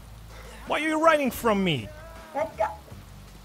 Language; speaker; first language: English; non-native, learner; Russian